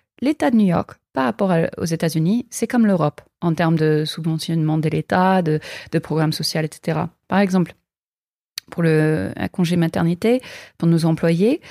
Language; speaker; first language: French; non-native, fluent; English